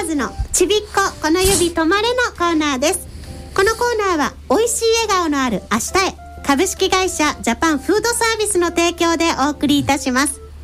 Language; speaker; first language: Japanese; native; Japanese